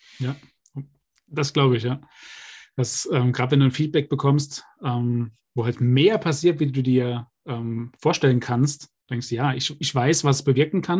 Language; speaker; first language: German; native; German